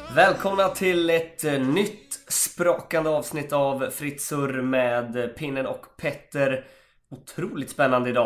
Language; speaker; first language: Swedish; native; Swedish